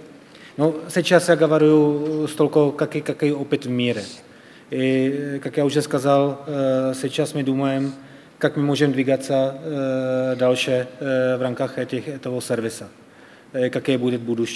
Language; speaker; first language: Russian; non-native, fluent; Czech